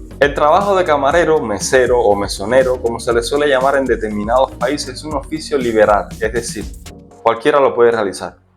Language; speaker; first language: Spanish; native; Spanish